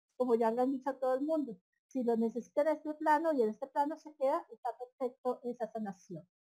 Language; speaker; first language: Spanish; native; Spanish